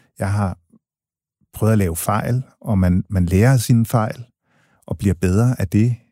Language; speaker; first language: Danish; early bilingual, other home language; English